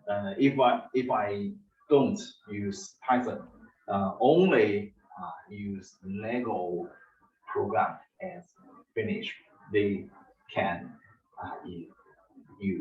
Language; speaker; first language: English; non-native, learner; Chinese